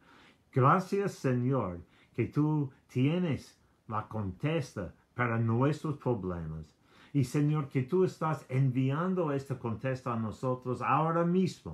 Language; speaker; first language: Spanish; non-native, learner; English